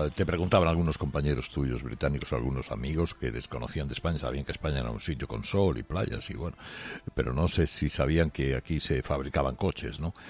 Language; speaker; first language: Spanish; native; Spanish